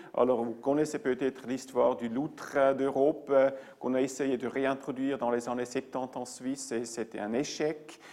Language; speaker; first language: French; non-native, local second language; German